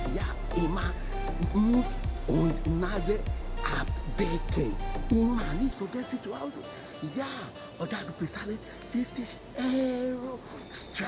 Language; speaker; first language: German; non-native, learner; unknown